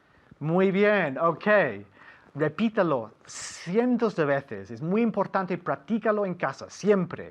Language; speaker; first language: Spanish; non-native, fluent; English